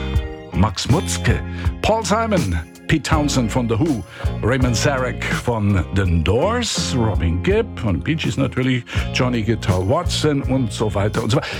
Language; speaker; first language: German; native; German